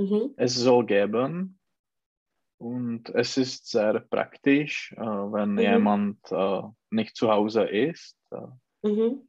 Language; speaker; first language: German; non-native, learner; Czech